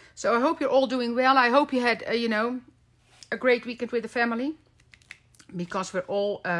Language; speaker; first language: English; non-native, fluent; Dutch